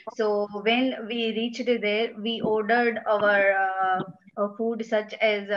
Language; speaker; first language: English; non-native, local second language; Gujarati